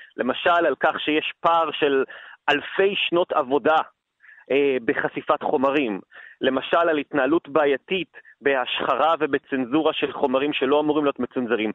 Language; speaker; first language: Hebrew; native; Hebrew